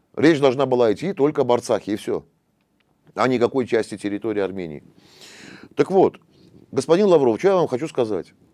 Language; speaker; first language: Russian; non-native, local second language; Armenian